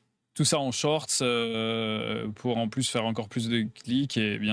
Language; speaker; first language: French; native; French